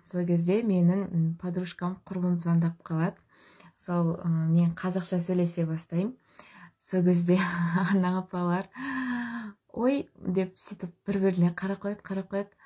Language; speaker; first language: Kazakh; non-native, local second language; Russian